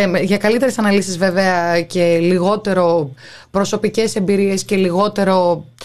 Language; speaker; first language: Greek; native; Greek